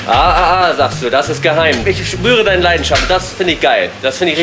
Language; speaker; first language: German; native; German